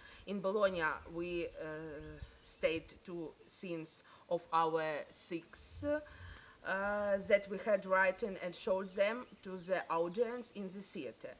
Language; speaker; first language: English; non-native, learner; Ukrainian